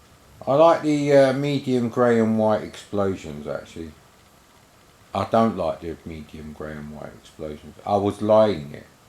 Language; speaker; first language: English; native; English